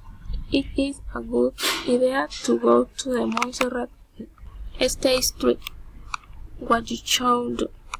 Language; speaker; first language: English; non-native, learner; Spanish